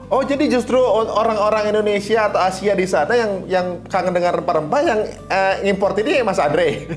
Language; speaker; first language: Indonesian; native; Indonesian